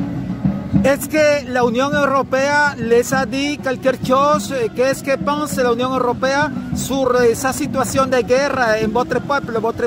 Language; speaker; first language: French; non-native, learner; Spanish